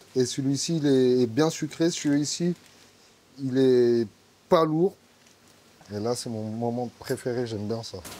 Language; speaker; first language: French; native; French